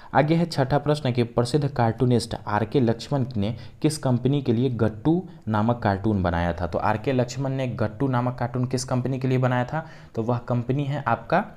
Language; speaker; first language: Hindi; native; Hindi